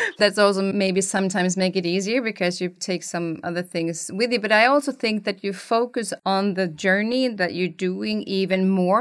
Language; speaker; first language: English; non-native, fluent; Swedish